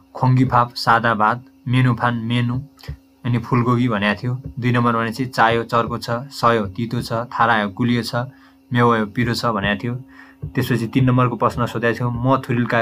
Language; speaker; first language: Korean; non-native, fluent; Nepali